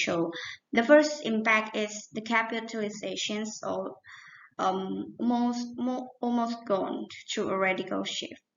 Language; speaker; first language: English; non-native, learner; Indonesian